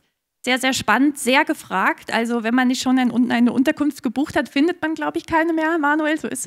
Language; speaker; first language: German; native; German